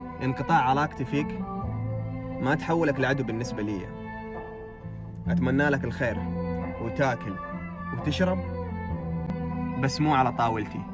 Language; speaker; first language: Arabic; native; Arabic